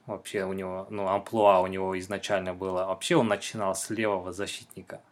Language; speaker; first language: Russian; non-native, local second language; Kyrgyz